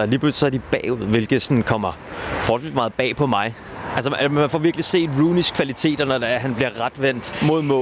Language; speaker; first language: Danish; native; Danish